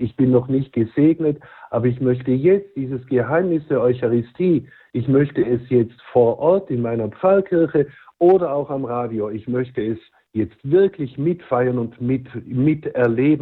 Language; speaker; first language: German; native; German